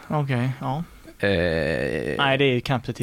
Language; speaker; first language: Swedish; native; Swedish